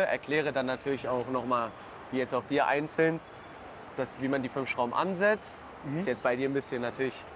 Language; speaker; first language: German; native; German